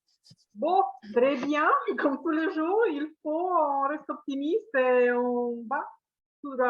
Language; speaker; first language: French; non-native, fluent; Romanian